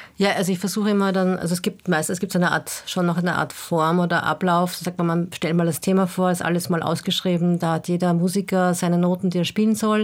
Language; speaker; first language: German; native; German